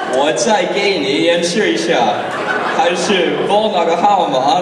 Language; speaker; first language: Chinese; non-native, learner; English